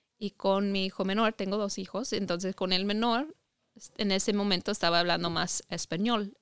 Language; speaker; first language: Spanish; non-native, fluent; English